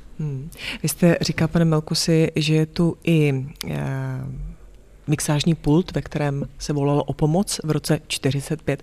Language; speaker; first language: Czech; native; Czech